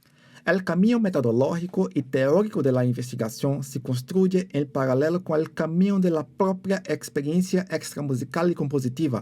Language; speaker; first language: Spanish; non-native, fluent; Portuguese